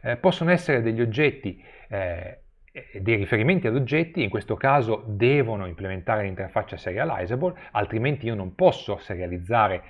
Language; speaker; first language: Italian; native; Italian